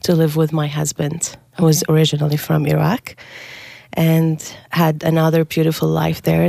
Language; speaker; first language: English; non-native, fluent; Arabic